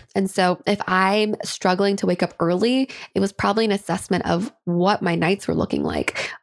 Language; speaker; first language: English; native; English